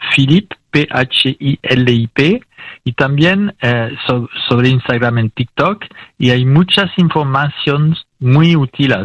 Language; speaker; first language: Spanish; non-native, fluent; French